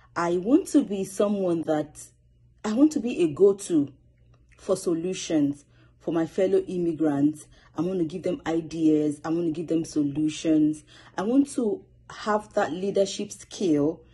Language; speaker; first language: English; non-native, local second language; Yoruba